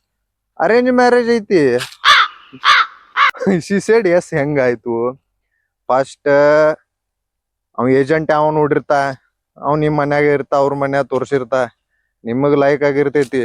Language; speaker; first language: Kannada; native; Kannada